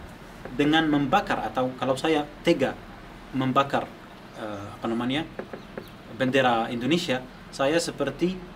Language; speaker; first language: Indonesian; non-native, fluent; Arabic